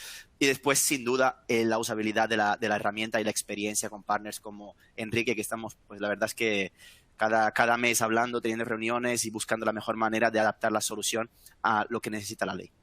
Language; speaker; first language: Spanish; native; Spanish